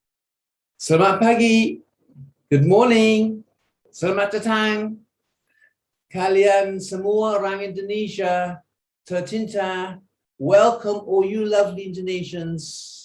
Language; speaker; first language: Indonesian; non-native, fluent; English